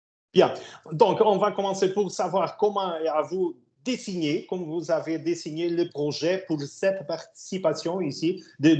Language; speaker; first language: French; non-native, learner; Portuguese